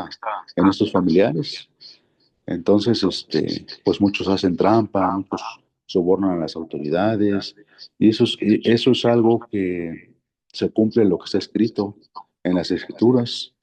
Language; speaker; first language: Spanish; native; Spanish